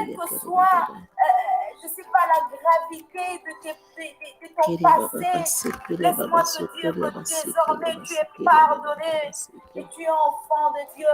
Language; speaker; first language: French; non-native, local second language; Lingala